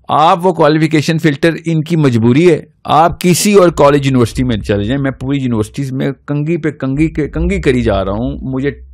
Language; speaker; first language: Urdu; native; Urdu